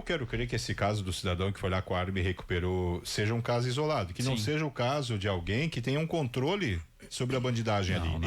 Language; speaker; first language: Portuguese; native; Portuguese